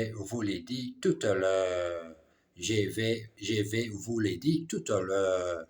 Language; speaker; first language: French; non-native, learner; English